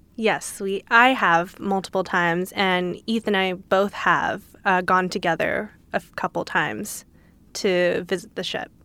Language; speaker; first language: English; native; English